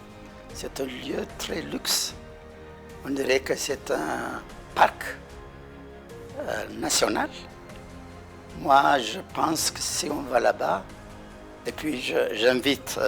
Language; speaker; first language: French; non-native, fluent; Amharic